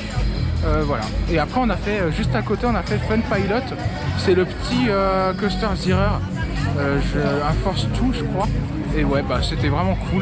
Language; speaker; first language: French; native; French